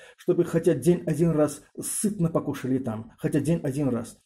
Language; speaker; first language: Russian; non-native, local second language; Armenian